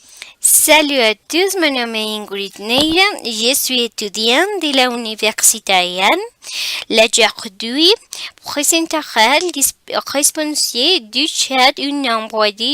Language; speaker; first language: French; non-native, learner; Spanish